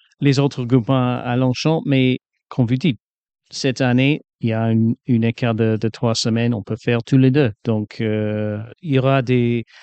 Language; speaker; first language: French; non-native, fluent; English